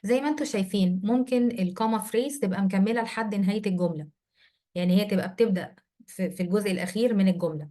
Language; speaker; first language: Arabic; native; Arabic